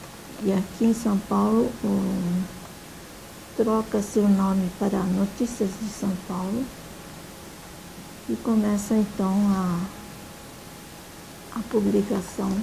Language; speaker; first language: Portuguese; early bilingual, other home language; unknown